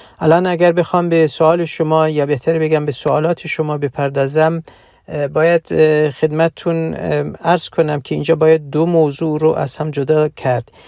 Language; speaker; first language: Persian; non-native, local second language; Central Kurdish